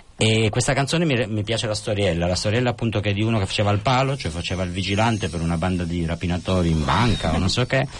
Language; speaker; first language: Italian; native; Italian